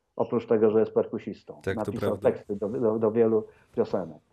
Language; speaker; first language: Polish; native; Polish